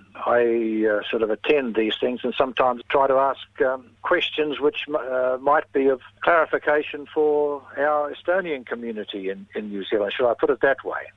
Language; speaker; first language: English; early bilingual, other home language; Estonian